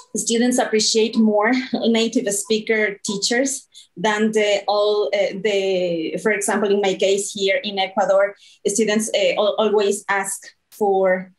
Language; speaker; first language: English; non-native, fluent; Spanish